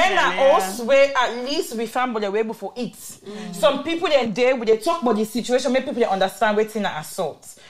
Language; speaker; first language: English; non-native, local second language; Krio